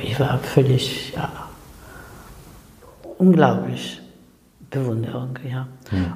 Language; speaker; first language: German; non-native, fluent; Spanish